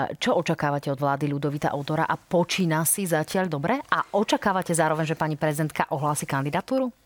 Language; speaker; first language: Slovak; native; Slovak